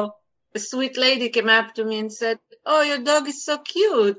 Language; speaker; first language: English; non-native, fluent; Hebrew